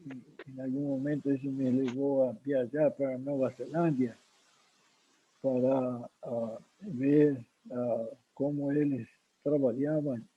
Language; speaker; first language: Portuguese; non-native, fluent; Spanish